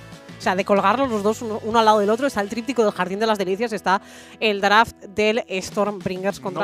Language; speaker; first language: Spanish; native; Spanish